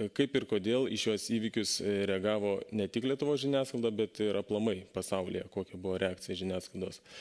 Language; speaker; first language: Lithuanian; native; Lithuanian